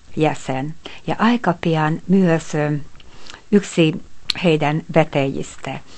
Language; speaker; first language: Finnish; non-native, fluent; Hungarian